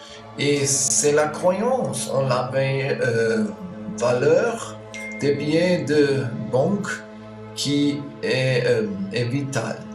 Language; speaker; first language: French; non-native, learner; German